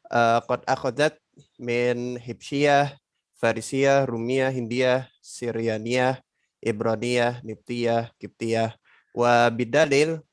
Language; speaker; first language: Arabic; non-native, learner; Indonesian